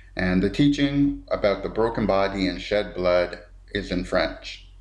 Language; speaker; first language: English; native; English